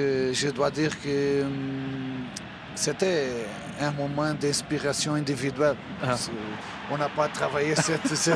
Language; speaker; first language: French; non-native, learner; Portuguese